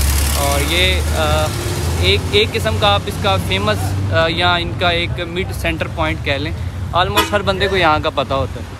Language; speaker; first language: Urdu; non-native, local second language; Punjabi